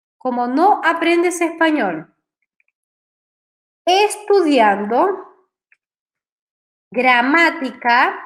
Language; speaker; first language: Spanish; non-native, fluent; Portuguese